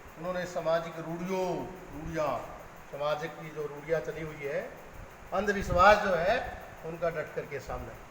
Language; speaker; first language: Hindi; native; Hindi